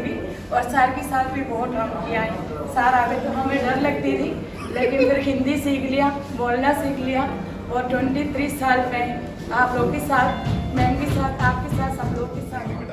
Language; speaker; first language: Hindi; non-native, local second language; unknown